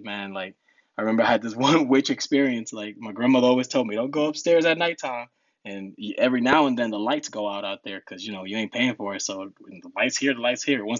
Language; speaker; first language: English; early bilingual, other home language; Spanish